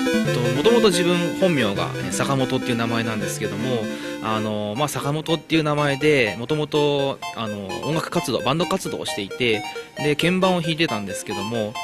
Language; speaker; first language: Japanese; native; Japanese